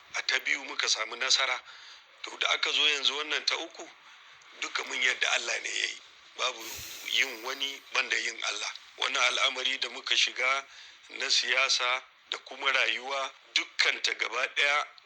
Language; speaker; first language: Hausa; native; Hausa